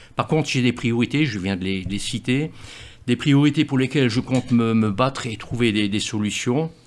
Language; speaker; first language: French; native; French